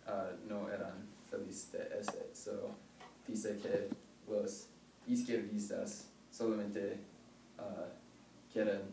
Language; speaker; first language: Spanish; non-native, learner; English